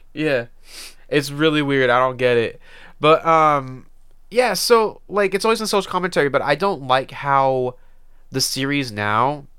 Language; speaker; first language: English; early bilingual, other home language; Filipino